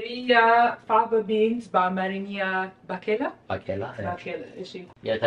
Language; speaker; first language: Amharic; non-native, learner; Arabic